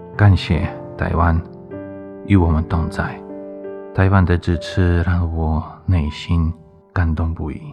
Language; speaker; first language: Chinese; non-native, fluent; Ukrainian